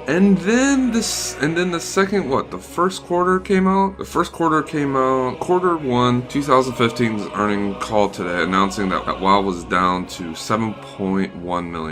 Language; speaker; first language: English; native; English